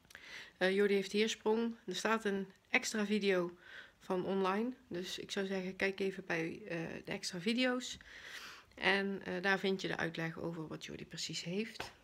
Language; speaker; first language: Dutch; native; Dutch